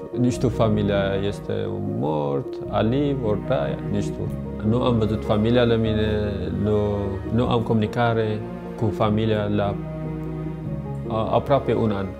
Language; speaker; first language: Romanian; non-native, learner; Tigrinya